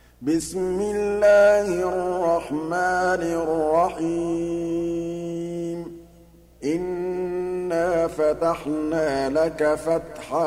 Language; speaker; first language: Arabic; native; Arabic